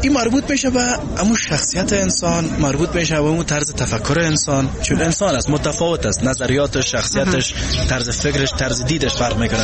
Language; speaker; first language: Persian; native; Persian